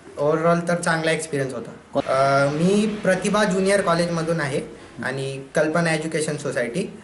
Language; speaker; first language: Marathi; non-native, local second language; Hindi